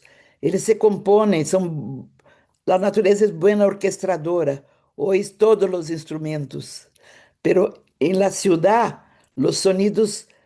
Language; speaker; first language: Spanish; non-native, fluent; Portuguese